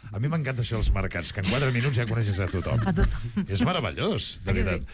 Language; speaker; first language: Catalan; native; Catalan